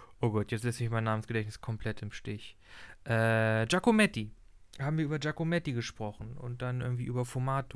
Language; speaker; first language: German; native; German